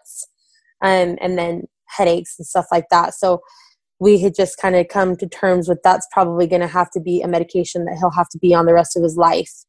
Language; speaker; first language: English; native; English